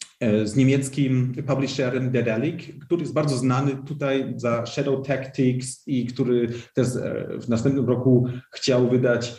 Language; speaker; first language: Polish; early bilingual, heritage; Polish